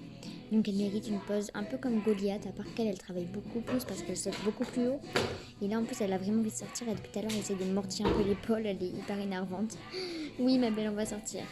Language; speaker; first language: French; native; French